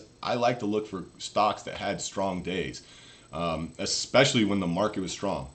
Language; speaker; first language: English; native; English